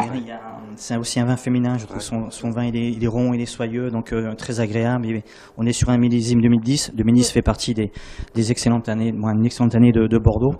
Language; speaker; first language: French; native; French